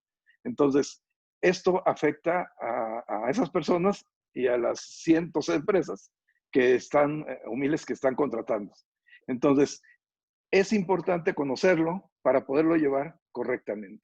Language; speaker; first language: Spanish; native; Spanish